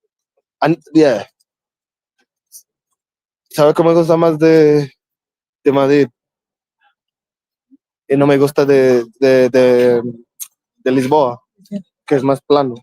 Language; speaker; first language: Spanish; non-native, learner; English